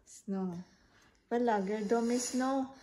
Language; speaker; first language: Norwegian; non-native, learner; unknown